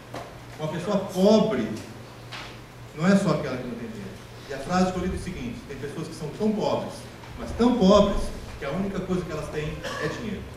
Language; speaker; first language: Portuguese; native; Portuguese